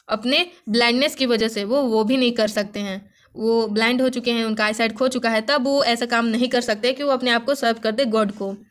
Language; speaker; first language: Hindi; native; Hindi